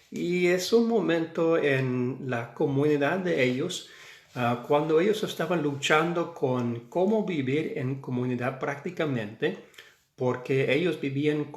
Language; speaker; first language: Spanish; non-native, fluent; English